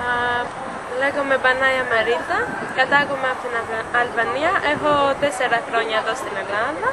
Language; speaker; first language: Greek; non-native, fluent; Albanian